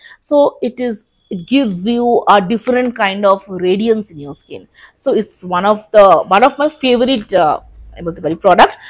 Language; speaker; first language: English; non-native, local second language; Bangla